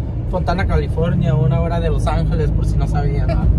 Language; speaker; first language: Spanish; early bilingual, heritage; Spanish